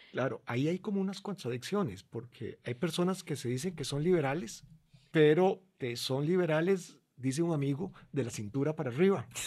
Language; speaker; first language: Spanish; native; Spanish